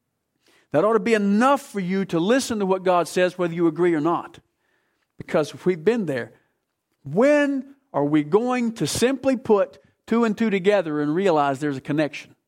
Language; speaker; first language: English; native; English